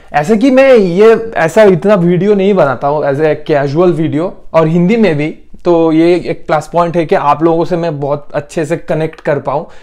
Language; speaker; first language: Hindi; non-native, local second language; Bangla